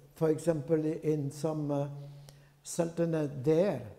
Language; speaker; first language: English; non-native, fluent; French